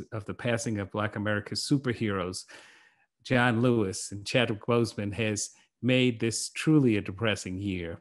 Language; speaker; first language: English; native; English